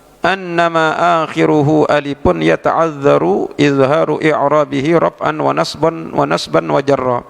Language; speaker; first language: Arabic; non-native, fluent; Indonesian